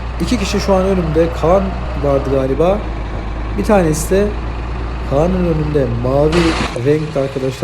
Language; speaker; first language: Turkish; native; Turkish